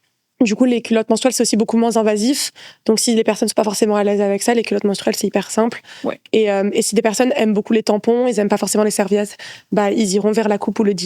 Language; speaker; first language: French; native; French